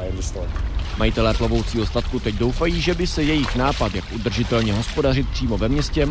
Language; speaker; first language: Czech; native; Czech